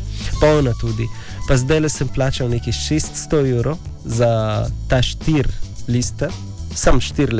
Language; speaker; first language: Slovenian; non-native, learner; Arabic